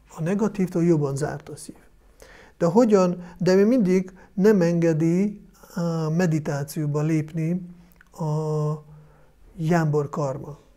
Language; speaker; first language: Hungarian; non-native, fluent; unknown